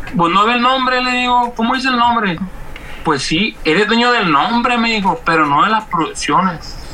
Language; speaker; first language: Spanish; native; Spanish